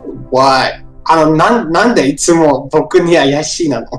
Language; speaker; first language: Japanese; non-native, learner; English